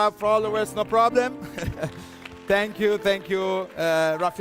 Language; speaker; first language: English; non-native, fluent; Italian